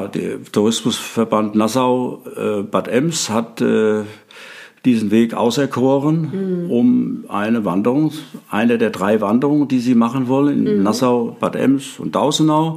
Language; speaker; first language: German; native; German